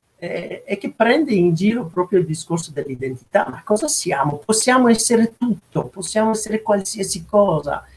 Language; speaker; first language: Italian; non-native, fluent; Persian